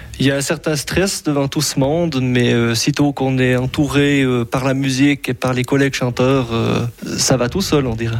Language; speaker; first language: French; native; French